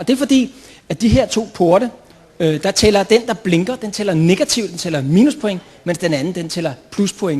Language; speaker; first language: Danish; native; Danish